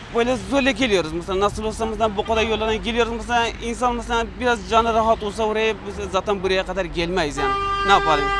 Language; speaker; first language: Turkish; non-native, fluent; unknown